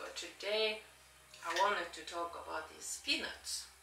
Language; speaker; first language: English; non-native, learner; Norwegian